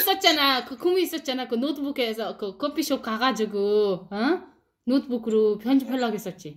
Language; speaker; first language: Korean; non-native, fluent; Uzbek